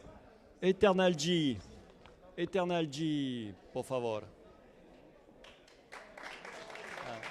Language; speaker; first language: Spanish; non-native, fluent; French